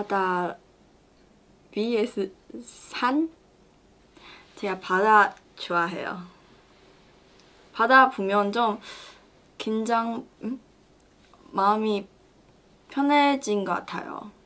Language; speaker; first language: Korean; non-native, learner; Chinese